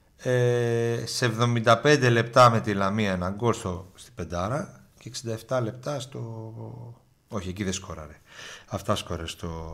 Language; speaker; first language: Greek; native; Greek